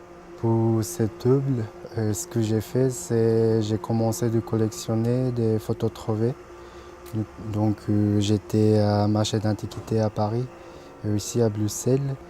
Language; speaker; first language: French; non-native, fluent; Japanese